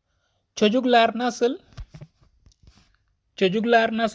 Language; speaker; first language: Turkish; non-native, fluent; Wolof